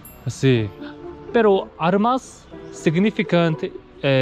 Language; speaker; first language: Spanish; non-native, learner; Korean